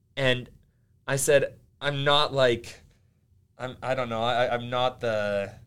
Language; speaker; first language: English; early bilingual, other home language; Finnish